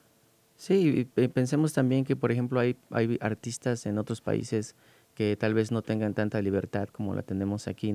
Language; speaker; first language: Spanish; native; Spanish